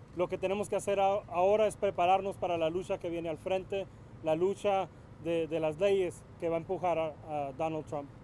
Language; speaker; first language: Spanish; early bilingual, other home language; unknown